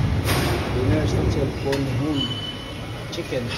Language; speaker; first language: German; non-native, learner; Filipino